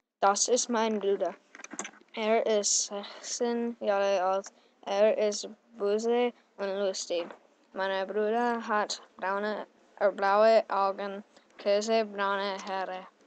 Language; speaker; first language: German; non-native, learner; English